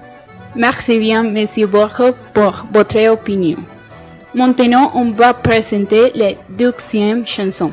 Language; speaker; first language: French; non-native, learner; Spanish